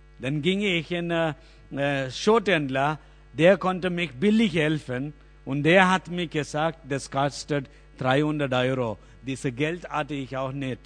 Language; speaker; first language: German; non-native, learner; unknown